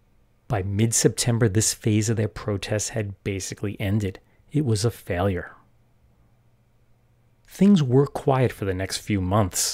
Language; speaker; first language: English; native; English